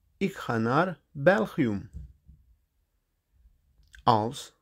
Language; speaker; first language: Dutch; non-native, learner; Turkish